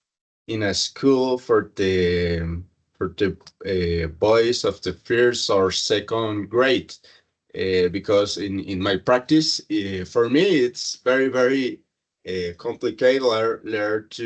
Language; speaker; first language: English; non-native, learner; Spanish